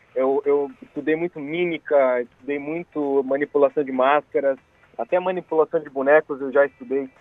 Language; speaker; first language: Portuguese; native; Portuguese